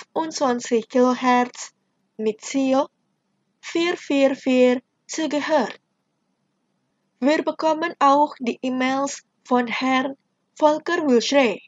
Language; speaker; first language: German; non-native, fluent; Indonesian